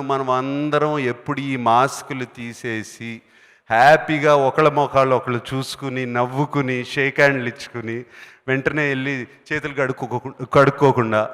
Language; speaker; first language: Telugu; native; Telugu